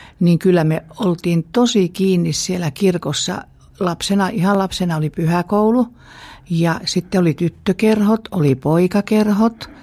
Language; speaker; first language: Finnish; native; Finnish